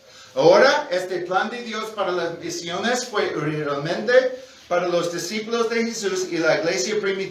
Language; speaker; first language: Spanish; non-native, fluent; English